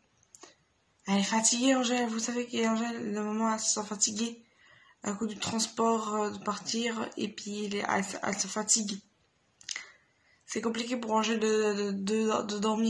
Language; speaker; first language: French; native; French